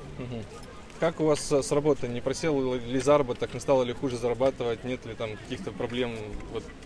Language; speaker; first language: Russian; native; Russian